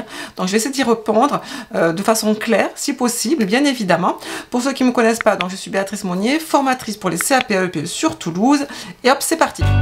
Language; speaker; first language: French; native; French